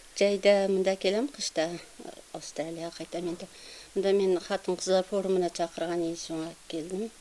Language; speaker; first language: Tatar; early bilingual, heritage; Tatar